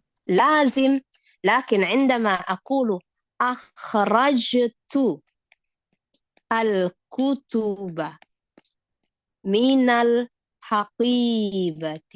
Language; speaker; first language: Arabic; non-native, fluent; Indonesian